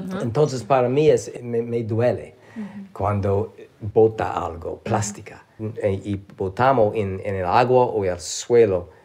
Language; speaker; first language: Spanish; non-native, learner; English